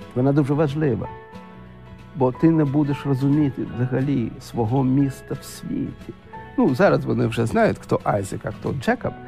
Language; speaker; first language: Ukrainian; non-native, local second language; Russian